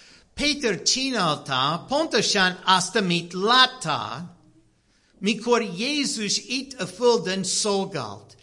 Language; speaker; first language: Hungarian; non-native, learner; English